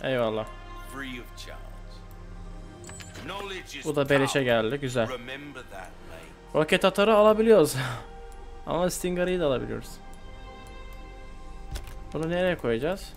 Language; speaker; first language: Turkish; native; Turkish